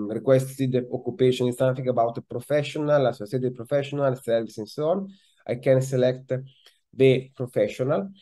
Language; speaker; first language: English; non-native, fluent; Italian